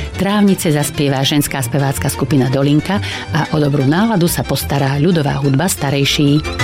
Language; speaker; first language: Slovak; native; Slovak